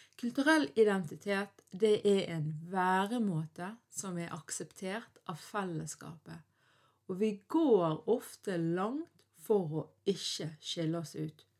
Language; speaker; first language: Norwegian; early bilingual, other home language; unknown